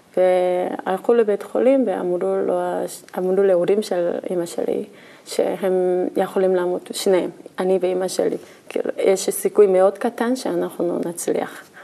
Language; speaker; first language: Hebrew; non-native, learner; Korean